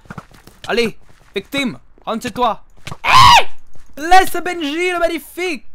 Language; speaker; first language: French; native; French